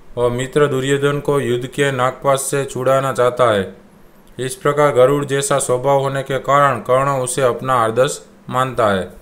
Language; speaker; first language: Hindi; non-native, local second language; Gujarati